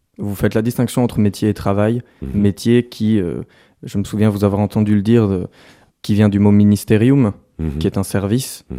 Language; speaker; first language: French; native; French